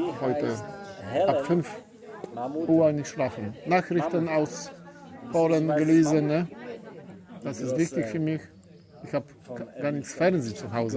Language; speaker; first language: German; non-native, learner; Polish